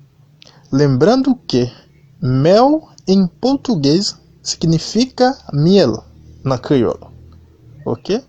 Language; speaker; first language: Portuguese; non-native, fluent; Haitian Creole